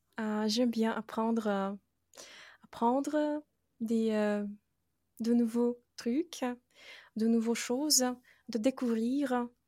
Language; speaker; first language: French; non-native, fluent; Russian